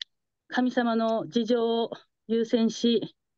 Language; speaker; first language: Japanese; native; Japanese